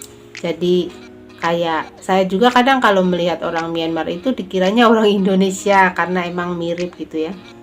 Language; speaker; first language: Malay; non-native, local second language; Javanese